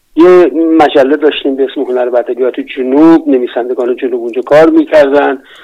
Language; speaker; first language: Persian; native; Persian